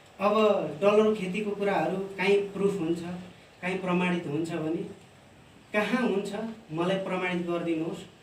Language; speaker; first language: Nepali; non-native, local second language; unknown